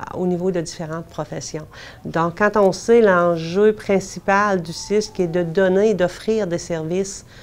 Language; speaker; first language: French; native; French